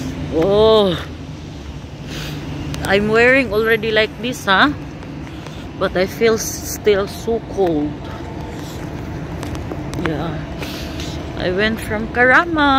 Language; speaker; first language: English; non-native, local second language; Filipino